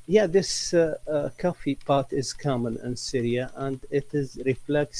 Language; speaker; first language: English; non-native, learner; Arabic